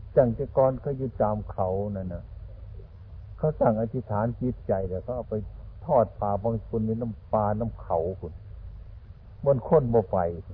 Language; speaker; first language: Thai; non-native, local second language; Northeastern Thai